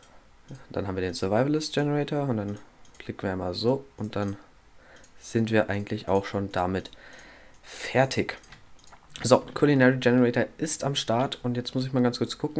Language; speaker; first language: German; native; German